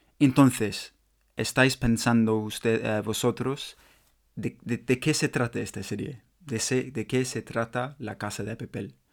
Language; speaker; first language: Spanish; non-native, learner; English